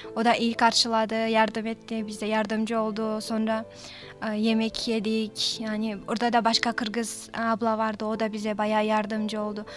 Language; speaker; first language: Turkish; non-native, fluent; Kyrgyz